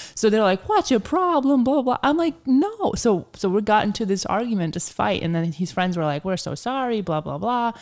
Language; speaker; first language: English; early bilingual, other home language; Ukrainian